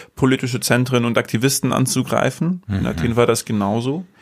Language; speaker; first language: German; non-native, fluent; Greek